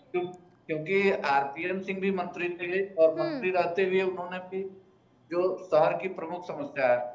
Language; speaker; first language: Hindi; native; Hindi